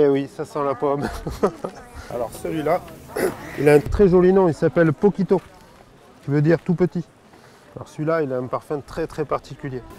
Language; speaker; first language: French; native; French